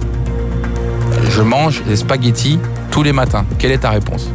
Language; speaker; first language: French; native; French